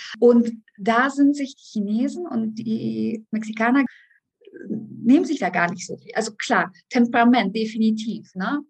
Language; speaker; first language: German; early bilingual, other home language; Russian